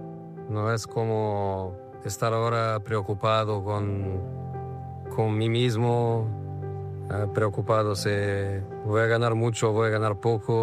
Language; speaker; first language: Spanish; non-native, fluent; Portuguese